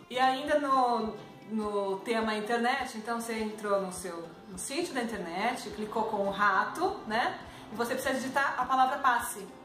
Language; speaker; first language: Portuguese; native; Portuguese